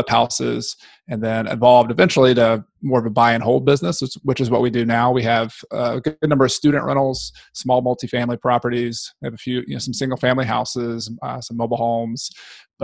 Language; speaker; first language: English; native; English